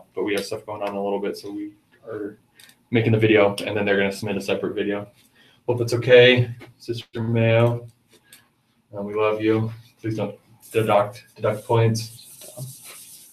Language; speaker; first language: English; native; English